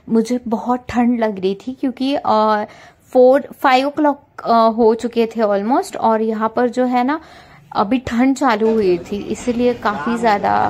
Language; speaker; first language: Hindi; non-native, local second language; Marathi